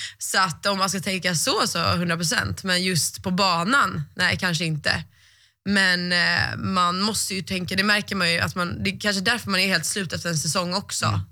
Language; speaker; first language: Swedish; native; Swedish